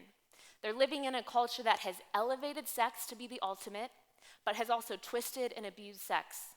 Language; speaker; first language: English; native; English